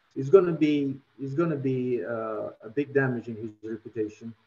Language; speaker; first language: English; non-native, fluent; Russian